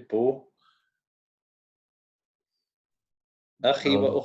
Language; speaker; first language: Arabic; non-native, fluent; English